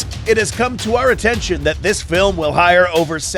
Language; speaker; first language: English; native; English